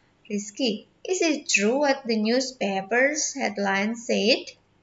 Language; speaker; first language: English; non-native, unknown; Indonesian